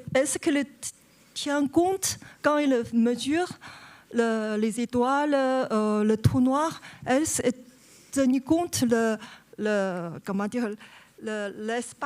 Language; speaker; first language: French; non-native, learner; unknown